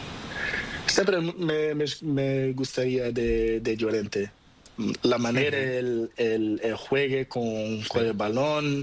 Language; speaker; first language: Spanish; non-native, learner; Portuguese